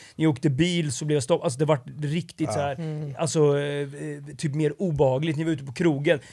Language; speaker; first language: Swedish; native; Swedish